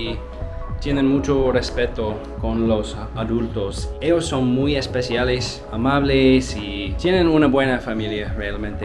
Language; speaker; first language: Spanish; non-native, learner; English